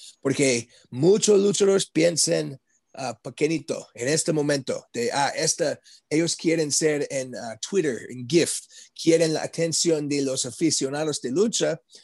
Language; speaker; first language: Spanish; non-native, learner; English